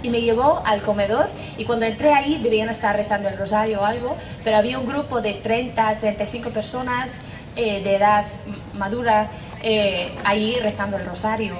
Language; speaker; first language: Spanish; non-native, fluent; English